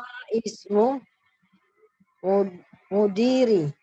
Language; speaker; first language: Arabic; non-native, learner; Indonesian